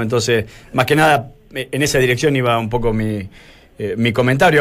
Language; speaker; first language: Spanish; native; Spanish